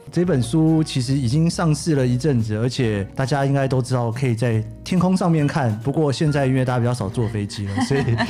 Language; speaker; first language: Chinese; native; Chinese